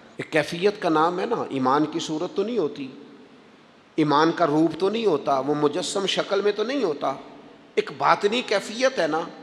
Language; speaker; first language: Urdu; non-native, local second language; Punjabi